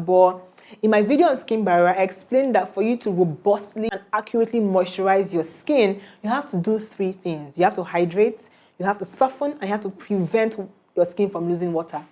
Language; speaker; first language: English; non-native, local second language; Igbo